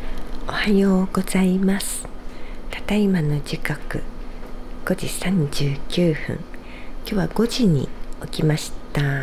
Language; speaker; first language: Japanese; native; Japanese